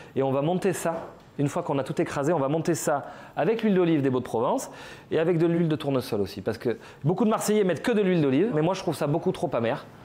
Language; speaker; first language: French; native; French